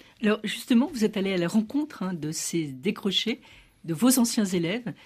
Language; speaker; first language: French; native; French